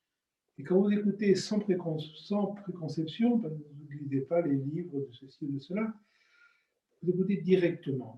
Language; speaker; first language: French; native; French